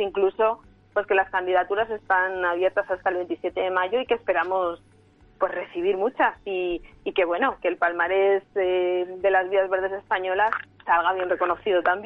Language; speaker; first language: Spanish; native; Spanish